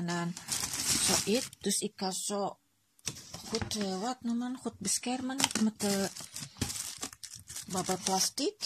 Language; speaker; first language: Dutch; non-native, learner; Indonesian